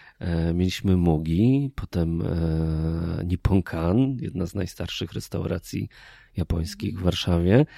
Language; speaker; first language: Polish; native; Polish